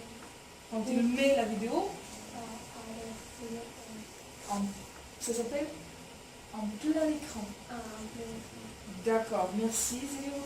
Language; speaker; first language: French; non-native, fluent; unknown